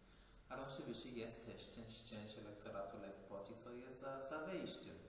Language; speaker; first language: Polish; non-native, fluent; English